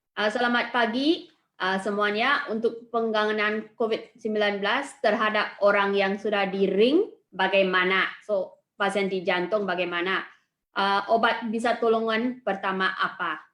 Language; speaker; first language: Indonesian; non-native, fluent; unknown